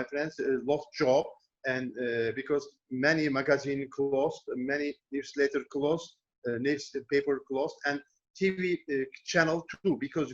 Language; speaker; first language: English; non-native, learner; Turkish